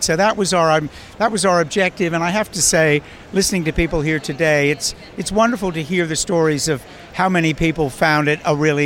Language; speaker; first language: English; native; English